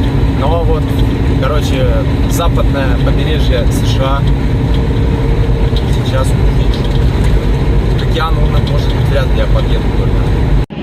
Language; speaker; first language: Russian; native; Russian